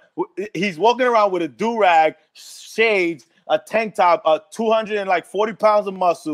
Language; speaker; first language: English; native; English